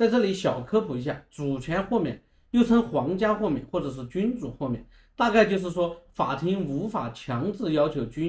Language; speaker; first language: Chinese; native; Chinese